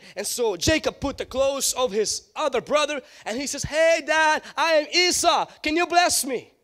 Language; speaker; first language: English; non-native, fluent; Ukrainian